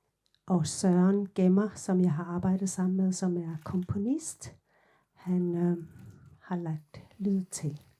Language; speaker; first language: Danish; non-native, local second language; Kalaallisut